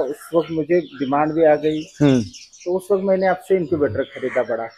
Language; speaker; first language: Hindi; non-native, local second language; Marathi